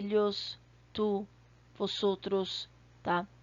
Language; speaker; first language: Spanish; non-native, fluent; Portuguese